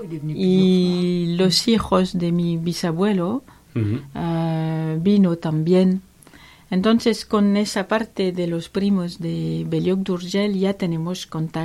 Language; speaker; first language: Spanish; non-native, learner; French